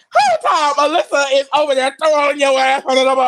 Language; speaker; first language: English; native; English